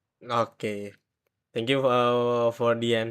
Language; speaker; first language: English; non-native, learner; Indonesian